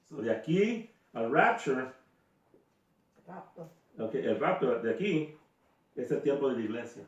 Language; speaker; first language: Spanish; early bilingual, heritage; Spanish